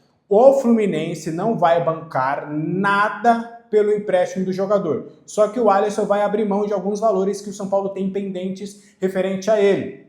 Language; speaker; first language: Portuguese; native; Portuguese